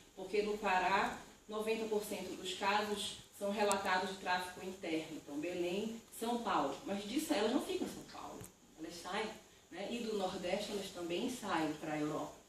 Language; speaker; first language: Portuguese; native; Portuguese